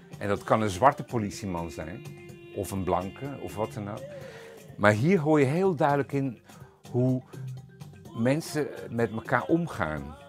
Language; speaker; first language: Dutch; native; Dutch